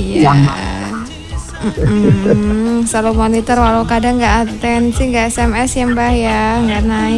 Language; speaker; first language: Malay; non-native, local second language; Javanese